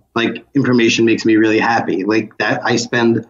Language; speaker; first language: English; native; English